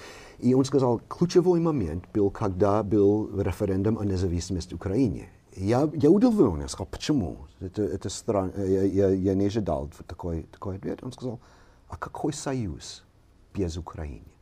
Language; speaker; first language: Russian; non-native, fluent; English